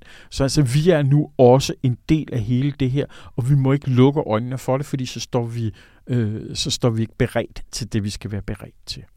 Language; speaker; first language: Danish; native; Danish